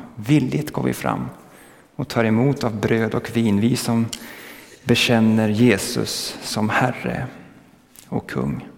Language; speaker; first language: Swedish; early bilingual, other home language; French